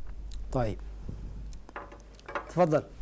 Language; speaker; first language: Arabic; non-native, fluent; Indonesian